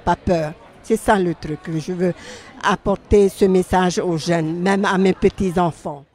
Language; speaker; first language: French; non-native, local second language; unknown